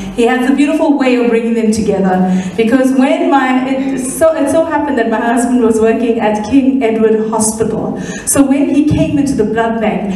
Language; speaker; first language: English; native; English